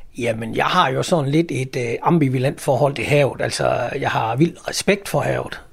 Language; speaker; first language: Danish; native; Danish